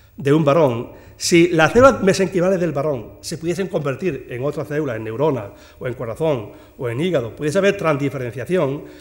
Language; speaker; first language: Spanish; native; Spanish